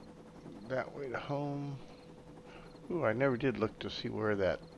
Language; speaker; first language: English; native; English